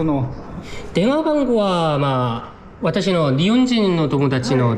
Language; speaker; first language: Japanese; non-native, fluent; Korean